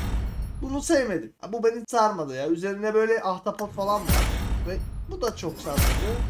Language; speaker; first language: Turkish; native; Turkish